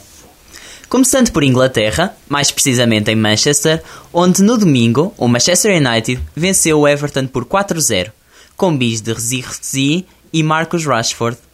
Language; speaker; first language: Portuguese; native; Portuguese